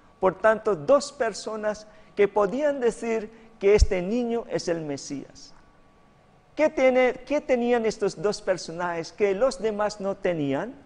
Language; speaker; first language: Spanish; non-native, fluent; Filipino